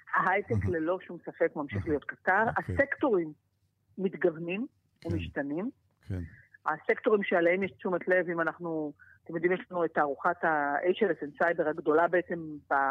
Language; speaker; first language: Hebrew; native; Hebrew